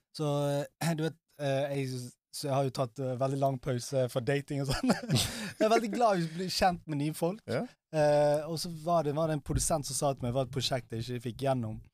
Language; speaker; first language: Norwegian; early bilingual, other home language; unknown